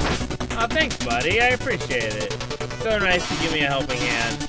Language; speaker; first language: English; native; English